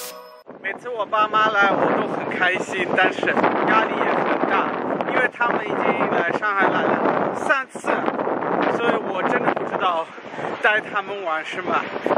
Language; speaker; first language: Chinese; non-native, fluent; German